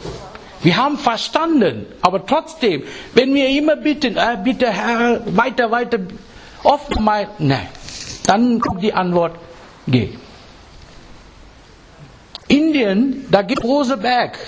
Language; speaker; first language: German; non-native, fluent; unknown